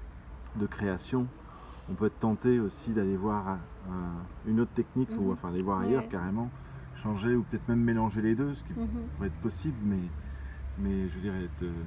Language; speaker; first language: French; native; French